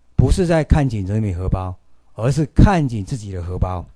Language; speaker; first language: Chinese; native; Chinese